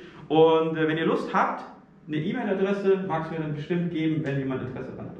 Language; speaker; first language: German; native; German